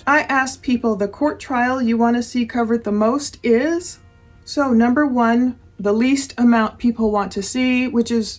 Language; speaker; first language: English; native; English